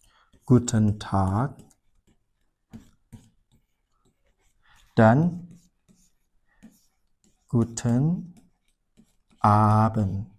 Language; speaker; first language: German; non-native, fluent; Indonesian